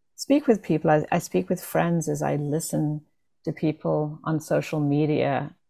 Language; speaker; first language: English; native; English